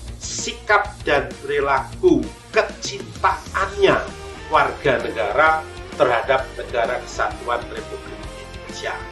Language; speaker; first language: Indonesian; native; Indonesian